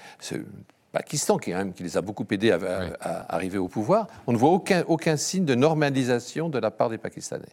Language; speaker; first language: French; native; French